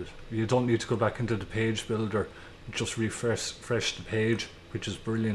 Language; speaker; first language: English; native; English